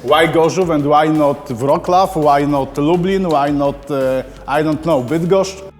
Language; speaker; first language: English; non-native, learner; Polish